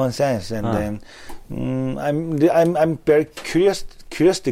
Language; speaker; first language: English; non-native, learner; Korean